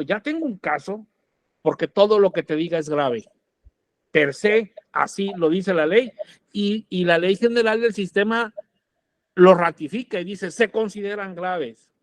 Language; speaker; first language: Spanish; native; Spanish